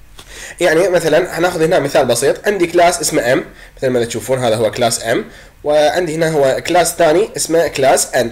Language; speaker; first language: Arabic; native; Arabic